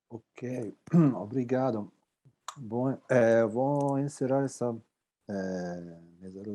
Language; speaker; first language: Portuguese; non-native, fluent; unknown